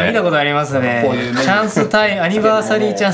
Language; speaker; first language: Japanese; native; Japanese